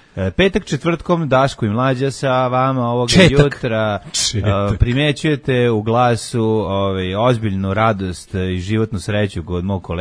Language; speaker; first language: Serbian; native; Serbian